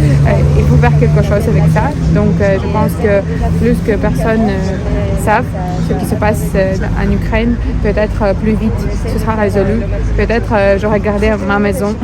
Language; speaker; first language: French; non-native, learner; Ukrainian